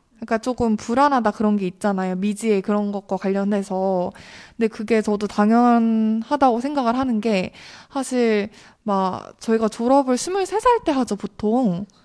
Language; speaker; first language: Korean; native; Korean